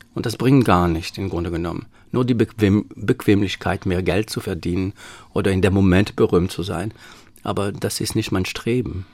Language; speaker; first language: German; non-native, fluent; French